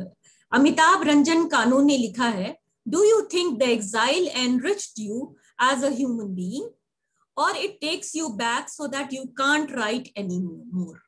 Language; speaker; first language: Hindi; native; Hindi